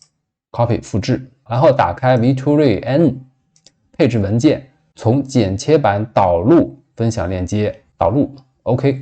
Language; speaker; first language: Chinese; native; Chinese